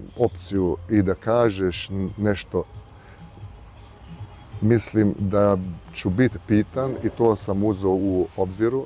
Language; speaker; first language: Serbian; early bilingual, heritage; Bosnian